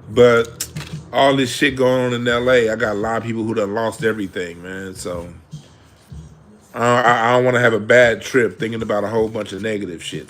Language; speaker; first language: English; native; English